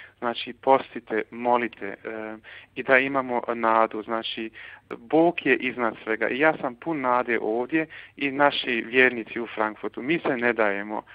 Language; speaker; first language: Croatian; early bilingual, heritage; Croatian